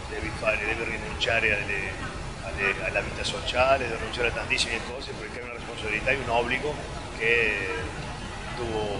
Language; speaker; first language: Italian; non-native, fluent; Spanish